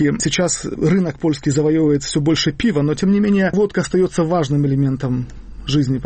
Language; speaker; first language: Russian; native; Russian